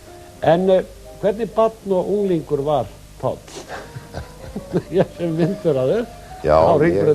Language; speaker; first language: Icelandic; native; Icelandic